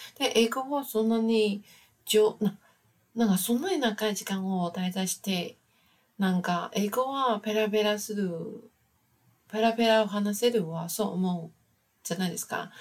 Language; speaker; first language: Japanese; non-native, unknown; Chinese